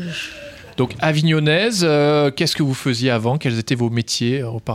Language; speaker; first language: French; native; French